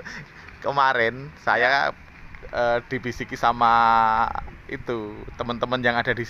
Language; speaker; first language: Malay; non-native, local second language; Javanese